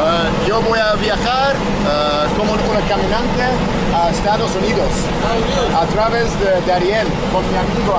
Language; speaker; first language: Spanish; non-native, learner; English